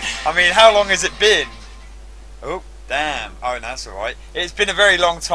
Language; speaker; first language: English; native; English